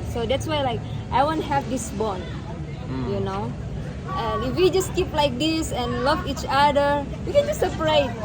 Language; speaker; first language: English; non-native, fluent; Indonesian